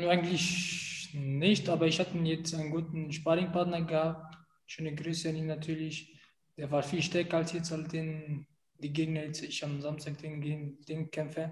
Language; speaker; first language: German; non-native, fluent; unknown